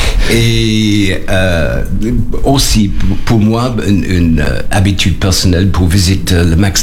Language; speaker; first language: French; non-native, learner; English